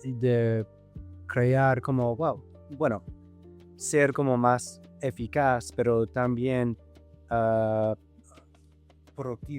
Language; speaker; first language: Spanish; non-native, fluent; English